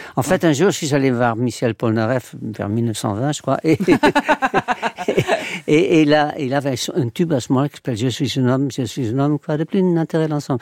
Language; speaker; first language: French; non-native, fluent; Dutch